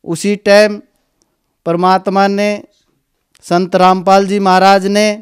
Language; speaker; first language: Hindi; native; Hindi